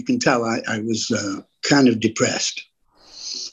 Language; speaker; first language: English; native; English